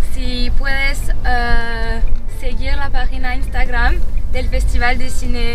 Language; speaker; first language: Spanish; non-native, fluent; French